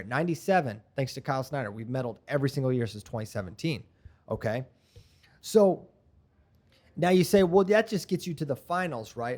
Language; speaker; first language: English; native; English